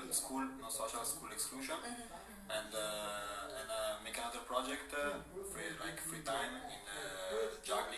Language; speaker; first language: English; non-native, learner; Italian